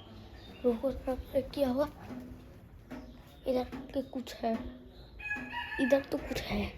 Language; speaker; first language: Hindi; non-native, learner; Bangla